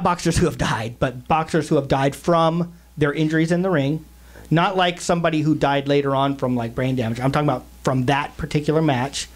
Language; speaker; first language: English; native; English